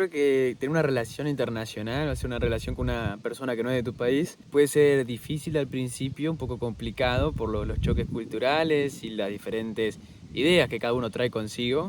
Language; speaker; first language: Spanish; native; Spanish